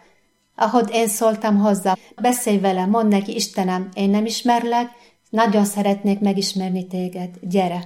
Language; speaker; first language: Hungarian; non-native, fluent; Arabic